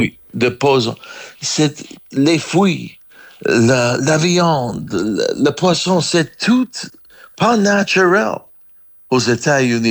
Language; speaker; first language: French; non-native, learner; English